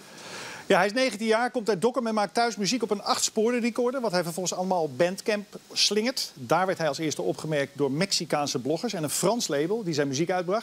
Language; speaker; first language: Dutch; native; Dutch